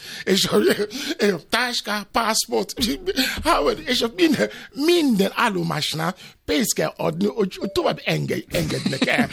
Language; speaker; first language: Hungarian; non-native, fluent; Yoruba